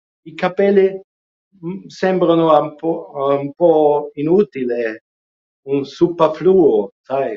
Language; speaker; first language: Italian; non-native, fluent; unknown